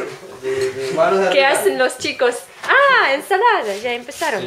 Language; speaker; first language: Spanish; non-native, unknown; Russian